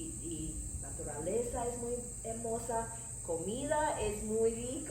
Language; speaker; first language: Spanish; non-native, learner; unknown